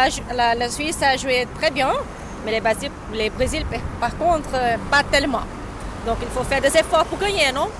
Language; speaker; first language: French; non-native, fluent; Portuguese